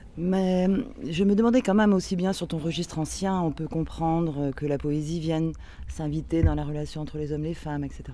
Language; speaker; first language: French; native; French